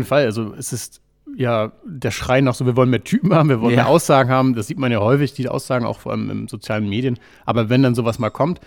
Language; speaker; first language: German; native; German